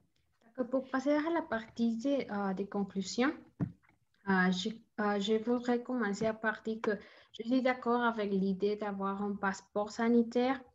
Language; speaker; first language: French; non-native, learner; Spanish